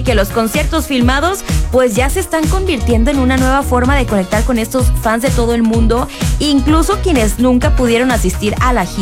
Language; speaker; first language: Spanish; native; Spanish